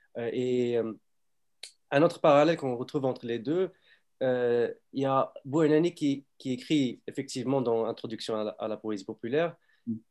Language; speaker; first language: French; non-native, fluent; Arabic